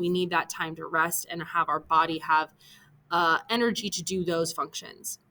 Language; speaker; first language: English; native; English